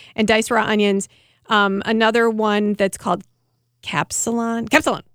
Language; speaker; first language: English; native; English